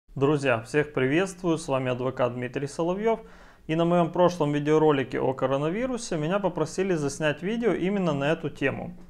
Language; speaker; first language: Russian; native; Russian